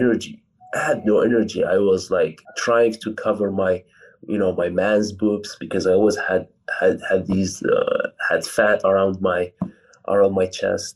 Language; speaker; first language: English; non-native, fluent; Arabic